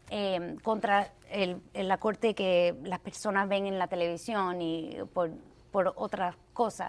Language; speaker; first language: Spanish; early bilingual, heritage; Spanish